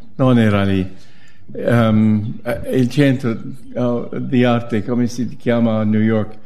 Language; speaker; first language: Italian; non-native, fluent; English